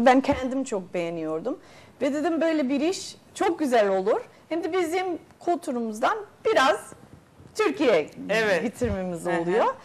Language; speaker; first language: Turkish; non-native, fluent; Spanish